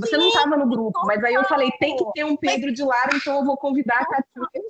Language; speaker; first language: Portuguese; native; Portuguese